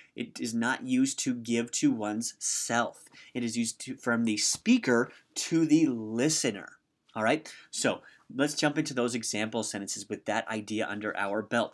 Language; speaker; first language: English; native; English